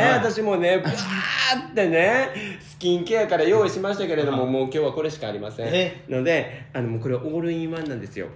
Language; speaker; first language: Japanese; native; Japanese